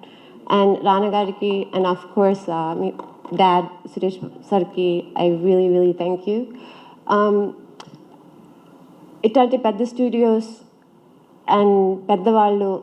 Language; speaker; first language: Telugu; early bilingual, heritage; Telugu